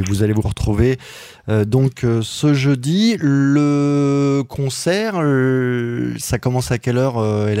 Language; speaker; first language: French; native; French